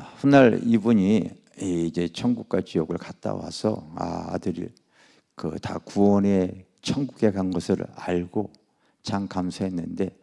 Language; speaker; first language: Korean; native; Korean